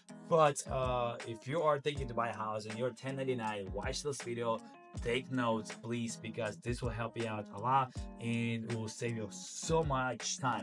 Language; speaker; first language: English; non-native, fluent; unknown